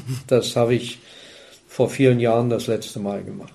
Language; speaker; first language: German; native; German